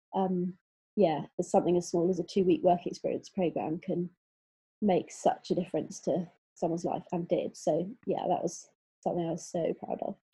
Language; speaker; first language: English; native; English